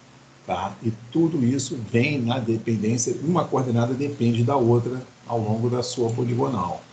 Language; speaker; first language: Portuguese; native; Portuguese